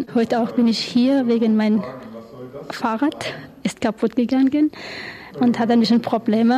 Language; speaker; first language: German; non-native, learner; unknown